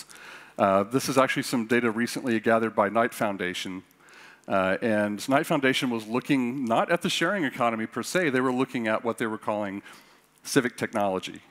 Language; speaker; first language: English; native; English